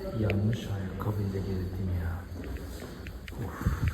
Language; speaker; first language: Turkish; non-native, fluent; Japanese